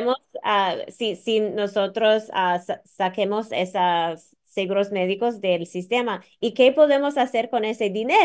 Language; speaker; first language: Spanish; non-native, fluent; English